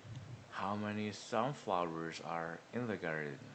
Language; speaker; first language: English; non-native, learner; Korean